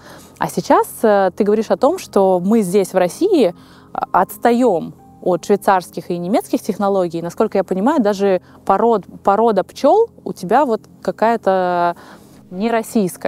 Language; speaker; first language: Russian; native; Russian